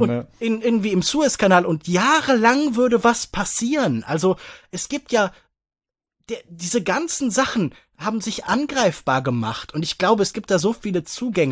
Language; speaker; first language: German; native; German